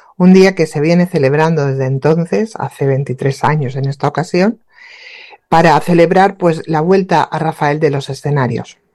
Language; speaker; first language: Spanish; native; Spanish